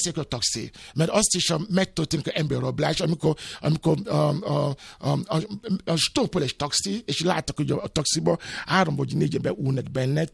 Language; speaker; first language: Hungarian; non-native, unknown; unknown